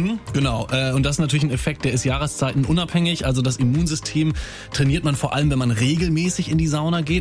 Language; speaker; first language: German; native; German